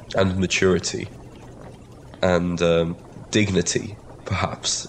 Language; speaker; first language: English; non-native, local second language; Welsh